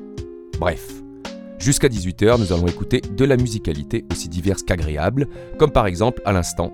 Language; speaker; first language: French; native; French